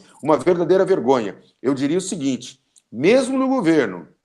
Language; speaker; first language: Portuguese; native; Portuguese